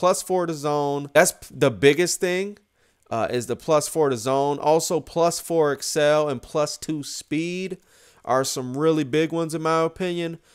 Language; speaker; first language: English; native; English